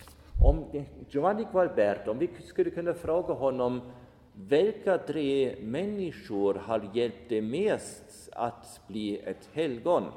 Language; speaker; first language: Swedish; non-native, fluent; German